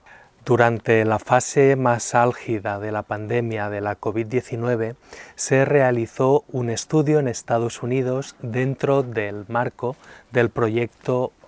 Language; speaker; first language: Spanish; native; Spanish